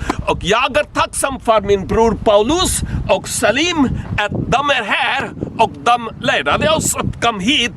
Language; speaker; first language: Swedish; non-native, learner; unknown